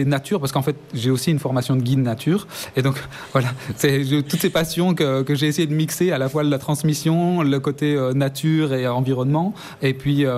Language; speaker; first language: French; native; French